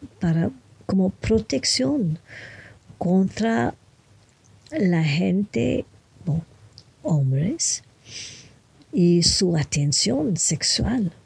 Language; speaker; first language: Spanish; non-native, fluent; French